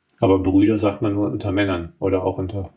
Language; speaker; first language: German; native; German